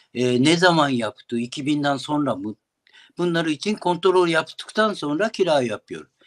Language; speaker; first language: Turkish; non-native, learner; Japanese